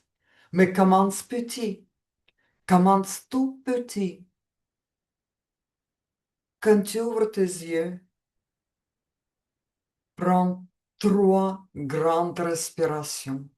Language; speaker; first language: French; non-native, fluent; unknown